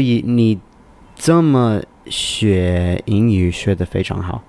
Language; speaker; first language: Chinese; non-native, learner; English